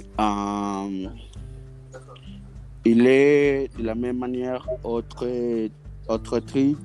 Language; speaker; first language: French; non-native, learner; Spanish